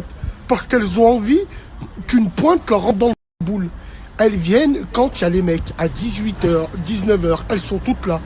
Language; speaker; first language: French; native; French